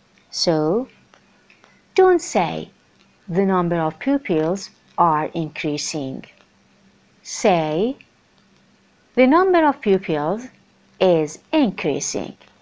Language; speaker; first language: English; non-native, fluent; Persian